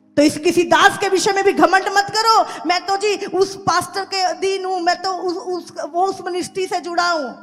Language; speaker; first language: Hindi; native; Hindi